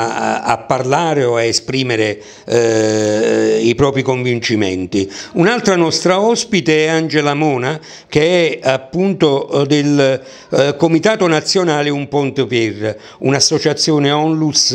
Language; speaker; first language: Italian; native; Italian